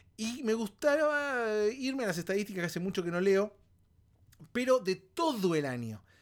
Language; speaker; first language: Spanish; native; Spanish